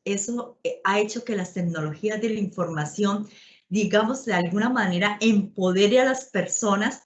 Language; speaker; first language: Spanish; native; Spanish